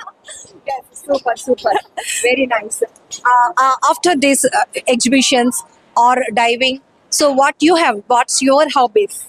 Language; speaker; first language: English; non-native, learner; Telugu